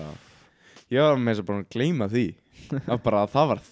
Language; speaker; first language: Icelandic; native; Icelandic